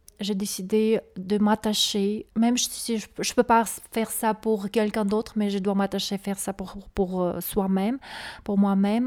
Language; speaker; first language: French; non-native, learner; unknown